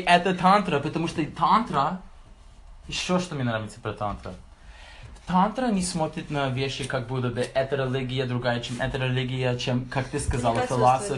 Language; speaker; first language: Russian; non-native, learner; English